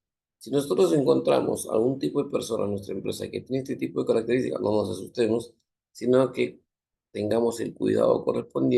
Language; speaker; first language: Spanish; native; Spanish